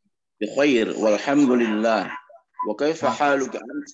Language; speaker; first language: Arabic; non-native, learner; Indonesian